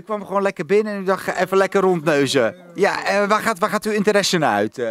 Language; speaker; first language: Dutch; native; Dutch